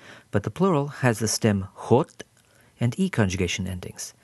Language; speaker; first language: English; native; English